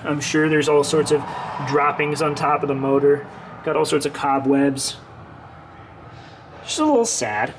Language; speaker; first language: English; native; English